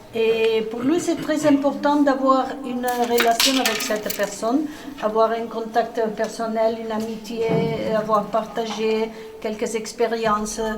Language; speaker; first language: French; non-native, learner; Spanish